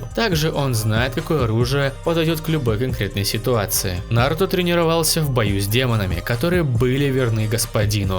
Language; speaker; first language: Russian; native; Russian